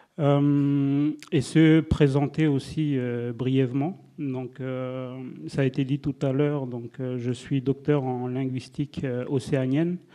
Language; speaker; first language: French; non-native, local second language; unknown